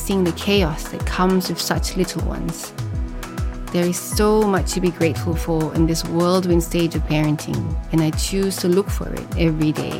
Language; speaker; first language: English; non-native, local second language; Malay